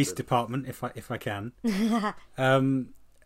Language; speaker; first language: English; native; English